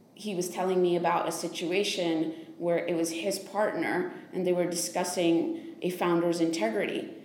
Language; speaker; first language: English; native; English